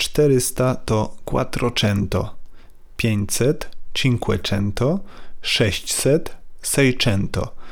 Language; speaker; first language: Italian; non-native, learner; Polish